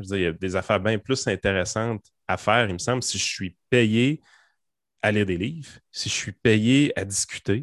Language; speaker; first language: French; native; French